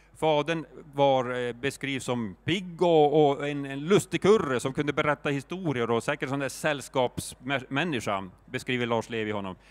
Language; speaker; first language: Swedish; native; Swedish